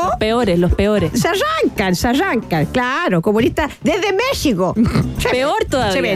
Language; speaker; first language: Spanish; native; Spanish